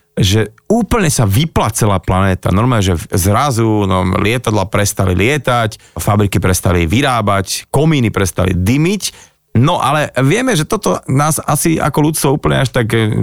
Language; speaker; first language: Slovak; native; Slovak